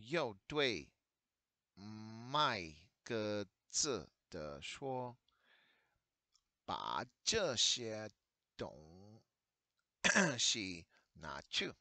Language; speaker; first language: Chinese; non-native, fluent; English